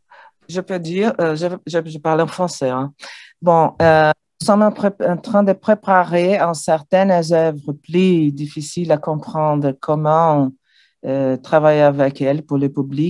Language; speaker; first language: French; non-native, learner; Portuguese